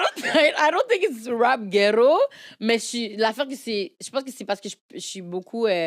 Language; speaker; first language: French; early bilingual, other home language; Haitian Creole